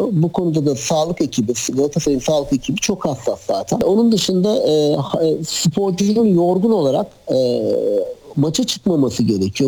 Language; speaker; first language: Turkish; native; Turkish